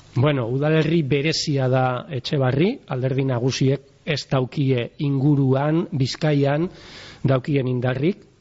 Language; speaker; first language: Basque; native; Basque